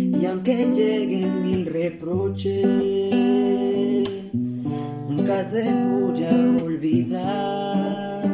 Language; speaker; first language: Spanish; native; Spanish